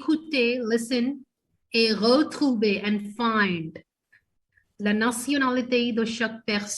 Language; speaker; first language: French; non-native, fluent; Hindi